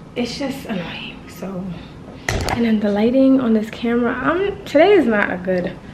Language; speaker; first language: English; native; English